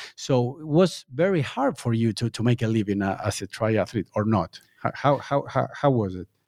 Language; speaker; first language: English; non-native, fluent; Spanish